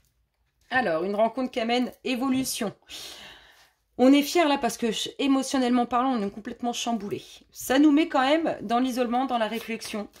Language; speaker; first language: French; native; French